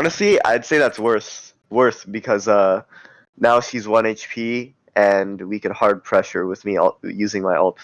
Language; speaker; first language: English; native; English